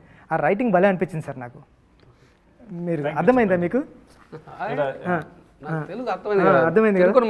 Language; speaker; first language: Telugu; native; Telugu